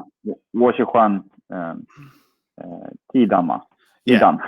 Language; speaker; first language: Chinese; non-native, learner; Swedish